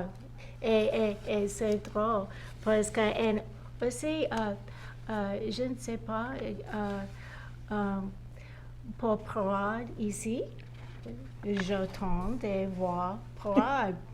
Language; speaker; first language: French; non-native, learner; English